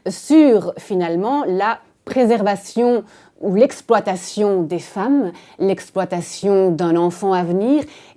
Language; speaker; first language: French; native; French